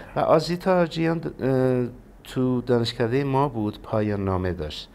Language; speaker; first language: Persian; non-native, local second language; Azerbaijani